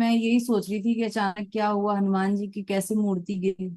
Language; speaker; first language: Hindi; native; Hindi